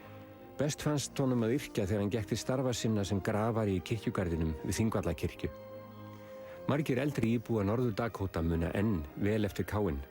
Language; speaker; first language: Icelandic; native; Icelandic